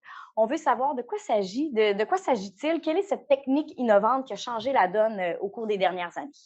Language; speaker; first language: French; native; French